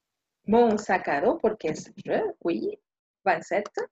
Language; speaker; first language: French; non-native, fluent; Spanish